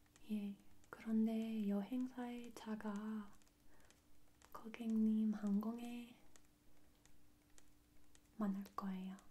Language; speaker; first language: Korean; non-native, fluent; English